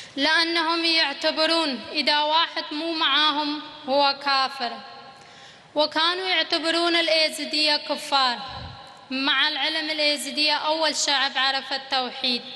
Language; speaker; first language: Arabic; non-native, local second language; Kurdish